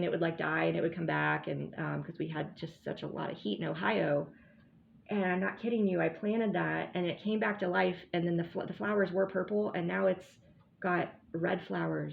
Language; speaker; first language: English; native; English